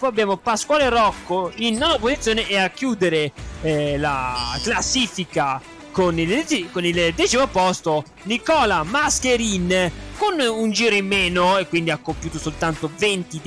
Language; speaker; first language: Italian; native; Italian